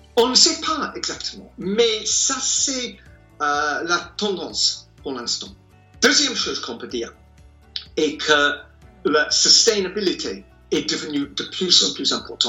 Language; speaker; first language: French; non-native, fluent; English